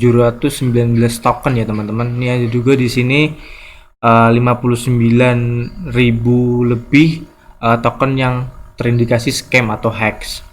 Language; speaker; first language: Indonesian; native; Indonesian